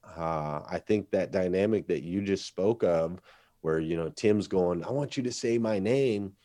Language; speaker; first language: English; native; English